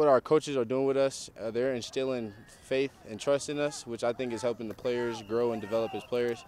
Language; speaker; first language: English; native; English